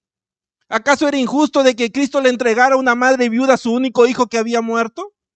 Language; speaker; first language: Spanish; native; Spanish